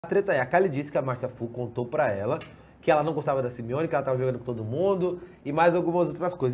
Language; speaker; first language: Portuguese; native; Portuguese